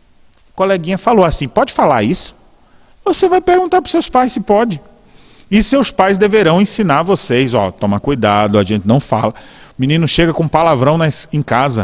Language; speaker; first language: Portuguese; native; Portuguese